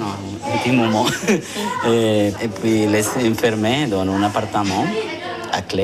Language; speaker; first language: French; non-native, learner; Spanish